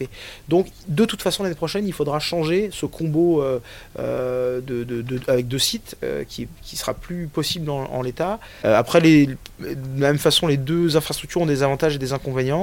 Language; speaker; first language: French; native; French